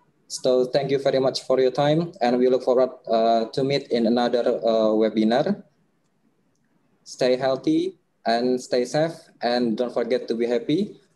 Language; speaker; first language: English; non-native, fluent; Indonesian